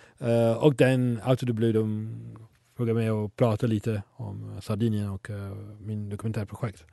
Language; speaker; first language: Swedish; non-native, fluent; Italian